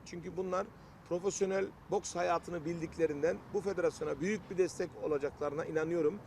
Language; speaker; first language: Turkish; early bilingual, heritage; Turkish